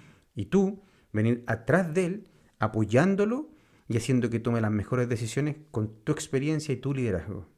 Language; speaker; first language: Spanish; native; Spanish